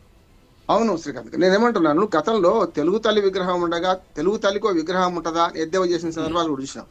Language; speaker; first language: Telugu; native; Telugu